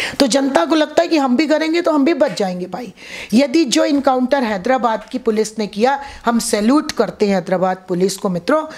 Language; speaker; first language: Hindi; native; Hindi